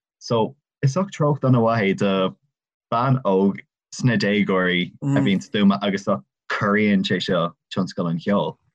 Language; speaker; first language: Irish; non-native, local second language; English